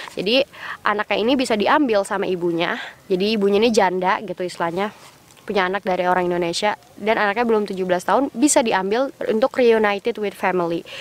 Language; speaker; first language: Indonesian; native; Indonesian